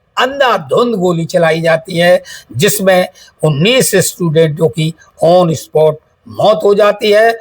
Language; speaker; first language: Hindi; native; Hindi